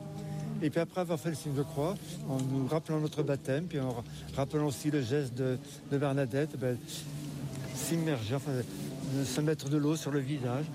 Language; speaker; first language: French; native; French